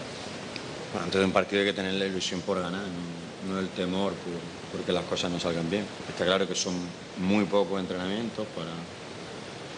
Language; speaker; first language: Spanish; native; Spanish